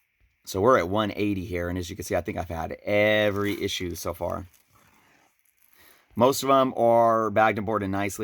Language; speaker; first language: English; native; English